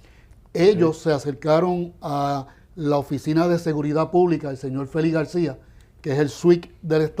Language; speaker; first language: Spanish; native; Spanish